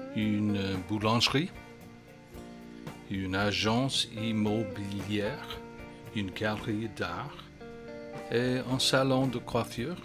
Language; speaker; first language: French; non-native, fluent; English